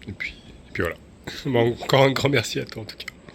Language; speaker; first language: French; native; French